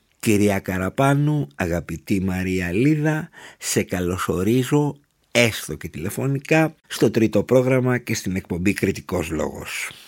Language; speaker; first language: Greek; native; Greek